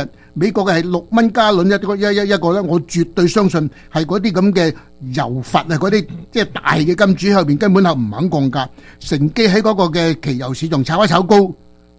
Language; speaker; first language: Chinese; native; Chinese